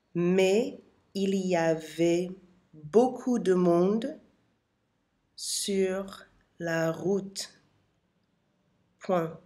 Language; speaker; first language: French; non-native, fluent; English